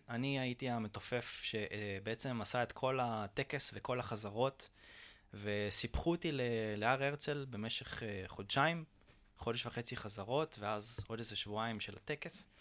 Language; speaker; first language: Hebrew; native; Hebrew